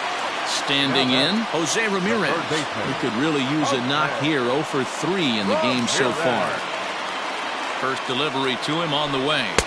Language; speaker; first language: English; native; English